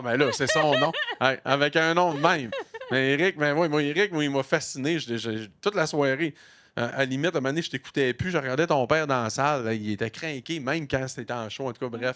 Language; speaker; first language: French; native; French